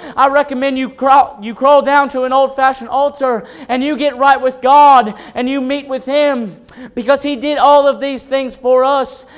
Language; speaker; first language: English; native; English